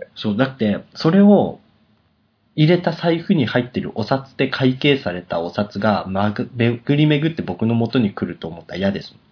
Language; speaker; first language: Japanese; native; Japanese